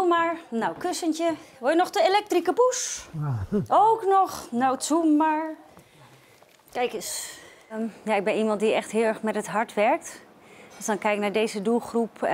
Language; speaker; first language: Dutch; native; Dutch